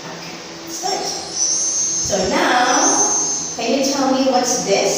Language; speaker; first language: English; non-native, fluent; Vietnamese